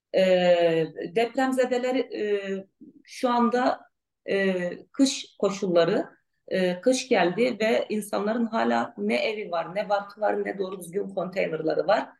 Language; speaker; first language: Turkish; non-native, local second language; Arabic